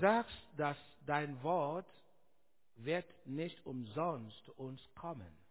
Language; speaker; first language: German; non-native, learner; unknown